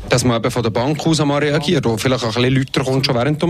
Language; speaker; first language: German; native; German